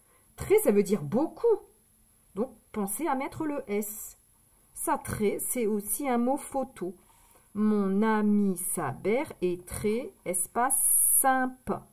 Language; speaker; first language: French; native; French